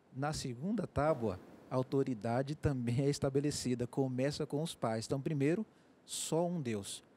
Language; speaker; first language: Portuguese; native; Portuguese